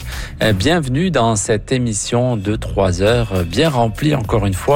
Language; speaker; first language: French; native; French